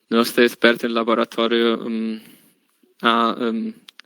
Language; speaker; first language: Spanish; non-native, learner; German